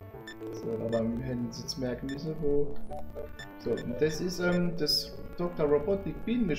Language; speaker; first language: German; native; German